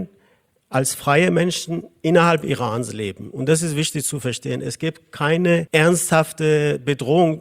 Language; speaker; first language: German; non-native, fluent; Persian